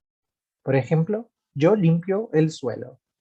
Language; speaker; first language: Spanish; non-native, fluent; Portuguese